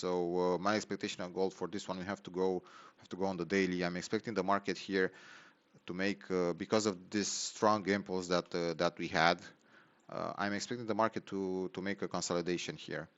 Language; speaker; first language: English; non-native, fluent; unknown